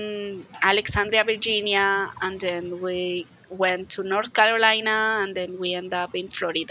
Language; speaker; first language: English; non-native, fluent; Spanish